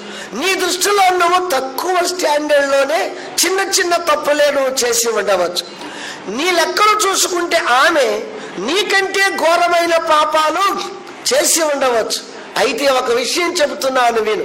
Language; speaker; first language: Telugu; native; Telugu